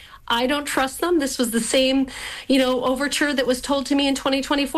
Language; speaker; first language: English; native; English